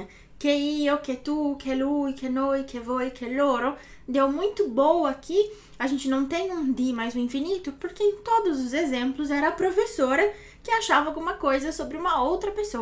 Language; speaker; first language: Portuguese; native; Portuguese